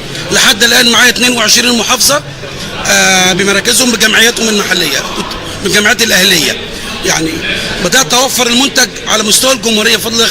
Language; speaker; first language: Arabic; native; Arabic